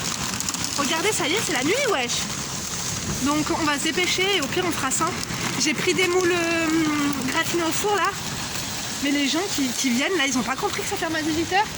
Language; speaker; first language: French; native; French